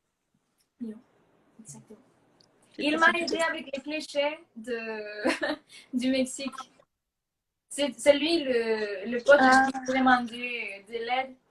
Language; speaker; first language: French; non-native, fluent; Spanish